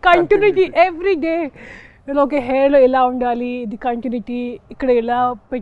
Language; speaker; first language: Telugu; non-native, local second language; Hindi